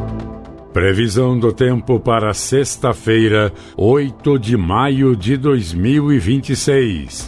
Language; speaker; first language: Portuguese; native; Portuguese